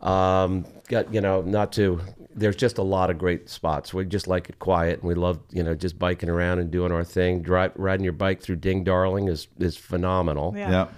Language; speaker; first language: English; native; English